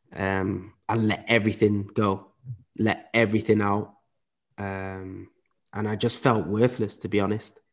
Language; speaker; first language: English; native; English